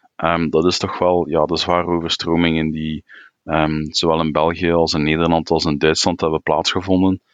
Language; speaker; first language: Dutch; native; Dutch